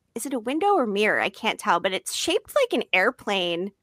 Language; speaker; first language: English; native; English